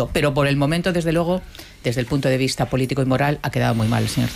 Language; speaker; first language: Spanish; native; Spanish